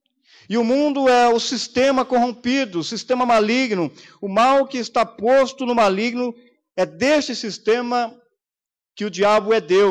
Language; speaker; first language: Portuguese; native; Portuguese